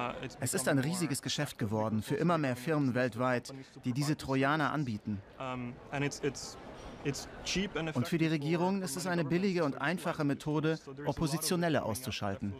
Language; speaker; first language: German; native; German